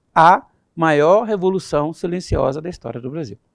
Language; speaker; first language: Portuguese; native; Portuguese